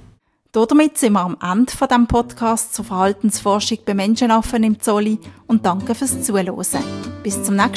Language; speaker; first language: German; native; German